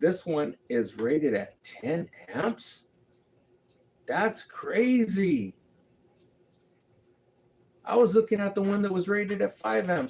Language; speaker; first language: English; native; English